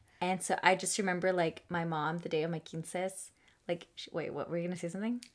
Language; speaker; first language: English; early bilingual, other home language; Spanish